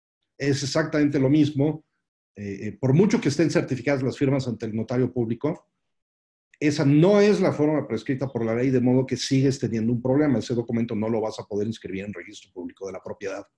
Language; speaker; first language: Spanish; native; Spanish